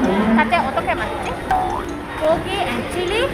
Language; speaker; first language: Korean; non-native, learner; Vietnamese